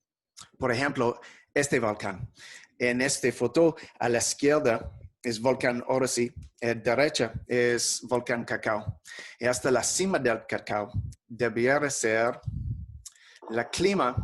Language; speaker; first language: Spanish; non-native, fluent; English